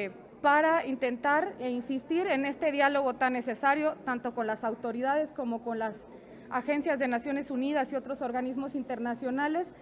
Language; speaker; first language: Spanish; native; Spanish